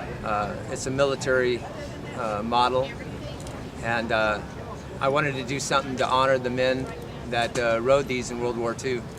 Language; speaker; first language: English; native; English